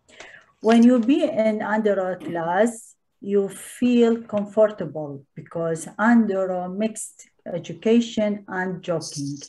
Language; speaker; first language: English; non-native, learner; Arabic